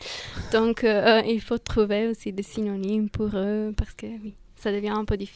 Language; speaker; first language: French; non-native, fluent; Italian